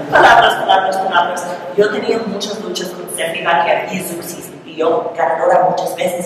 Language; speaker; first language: Spanish; non-native, learner; English